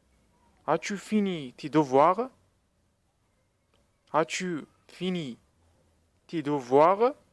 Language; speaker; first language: French; non-native, fluent; Arabic